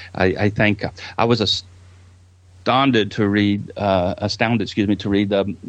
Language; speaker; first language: English; native; English